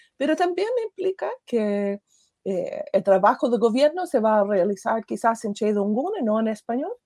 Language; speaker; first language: Spanish; non-native, fluent; English